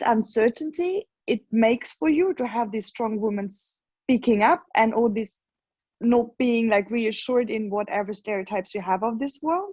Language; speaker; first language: English; non-native, fluent; German